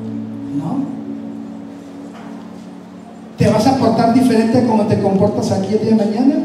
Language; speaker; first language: Spanish; native; Spanish